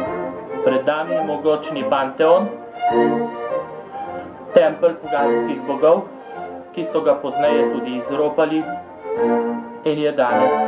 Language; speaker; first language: Slovenian; native; Slovenian